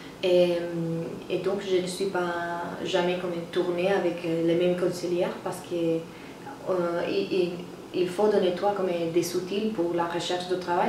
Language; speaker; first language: French; non-native, learner; Spanish